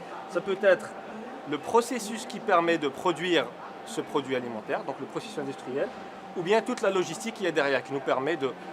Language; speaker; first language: French; native; French